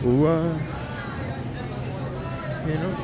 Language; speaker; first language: Spanish; early bilingual, heritage; Spanish